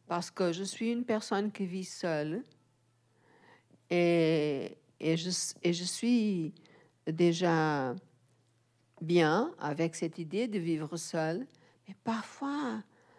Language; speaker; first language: French; non-native, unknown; Portuguese